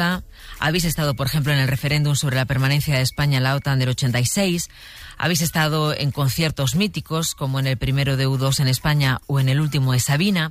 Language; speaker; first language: Spanish; native; Spanish